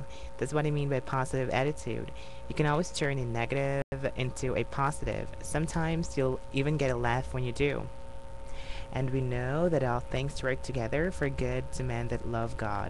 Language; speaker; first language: English; native; English